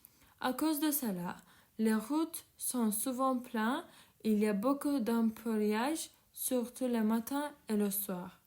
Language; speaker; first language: French; non-native, learner; Turkish